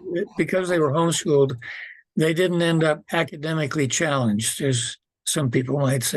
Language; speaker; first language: English; native; English